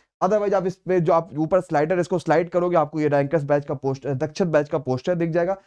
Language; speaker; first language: Hindi; native; Hindi